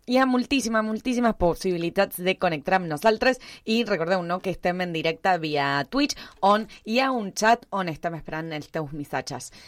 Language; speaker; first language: Catalan; early bilingual, heritage; Spanish